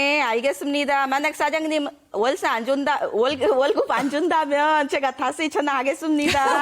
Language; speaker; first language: Korean; non-native, learner; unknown